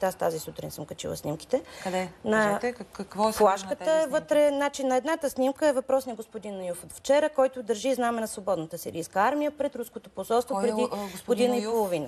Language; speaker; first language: Bulgarian; native; Bulgarian